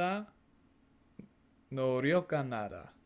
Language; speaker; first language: Korean; non-native, learner; English